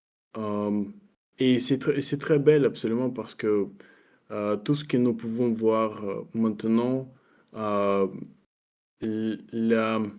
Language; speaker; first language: French; non-native, fluent; Russian